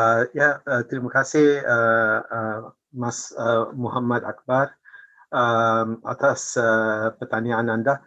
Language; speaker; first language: Indonesian; non-native, fluent; English